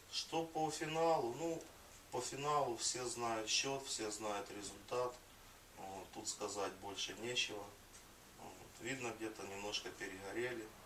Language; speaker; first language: Russian; native; Russian